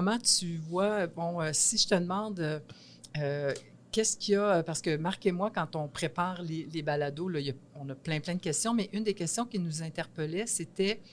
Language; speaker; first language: French; native; French